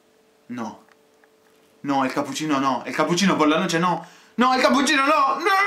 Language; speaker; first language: Spanish; non-native, fluent; Italian